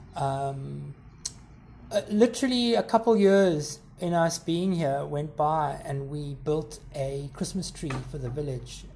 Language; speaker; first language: English; native; English